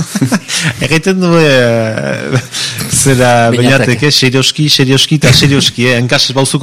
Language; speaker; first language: Basque; native; Basque